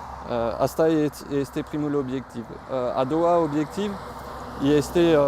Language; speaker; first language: Romanian; non-native, fluent; French